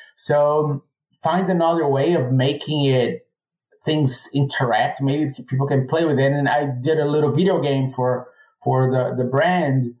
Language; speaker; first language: English; non-native, fluent; Portuguese